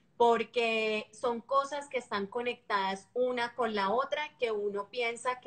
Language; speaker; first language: Spanish; native; Spanish